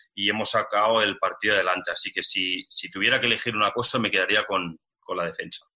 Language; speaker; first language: Spanish; native; Spanish